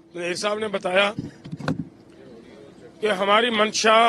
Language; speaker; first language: Hindi; non-native, local second language; Punjabi